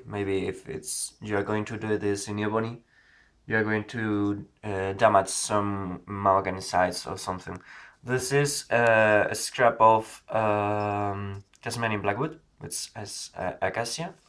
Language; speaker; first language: English; non-native, learner; Spanish